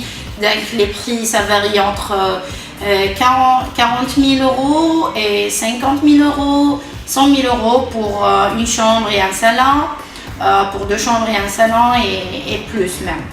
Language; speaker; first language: French; non-native, local second language; Arabic